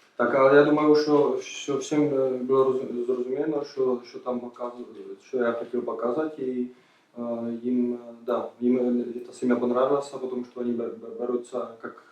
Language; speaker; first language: Ukrainian; non-native, learner; Czech